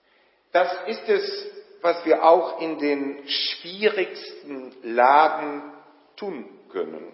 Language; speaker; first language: German; non-native, fluent; Polish